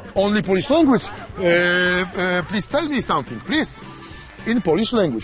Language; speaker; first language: English; non-native, learner; Polish